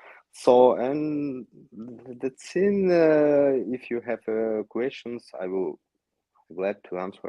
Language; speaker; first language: English; non-native, learner; Yakut